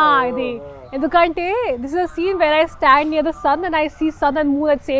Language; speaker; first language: Telugu; non-native, fluent; Hindi